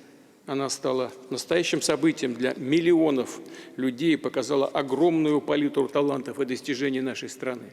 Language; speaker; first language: Russian; native; Russian